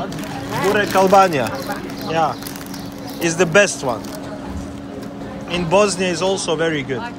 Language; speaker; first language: English; non-native, fluent; Bosnian